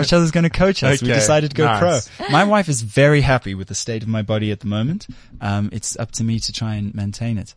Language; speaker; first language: English; native; English